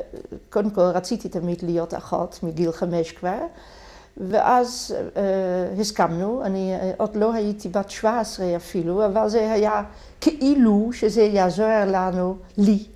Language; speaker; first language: Hebrew; non-native, fluent; Dutch